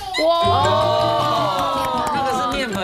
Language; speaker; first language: Chinese; native; Chinese